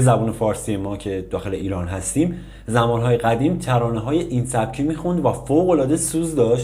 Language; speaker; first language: Persian; native; Persian